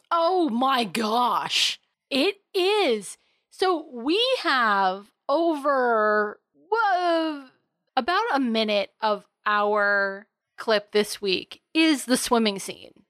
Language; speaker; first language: English; native; English